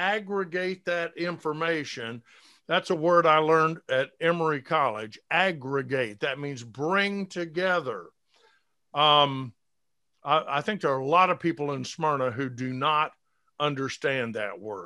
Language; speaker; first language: English; native; English